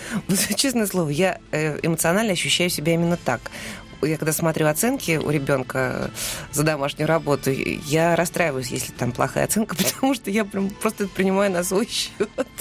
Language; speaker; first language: Russian; native; Russian